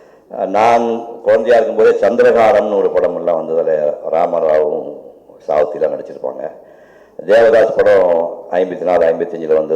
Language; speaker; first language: Tamil; native; Tamil